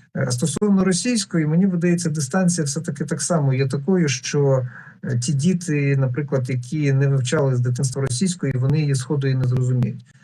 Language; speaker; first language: Ukrainian; non-native, local second language; Russian